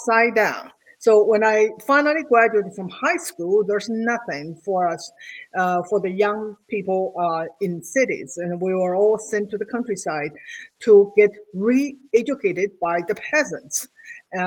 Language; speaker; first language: English; non-native, fluent; Chinese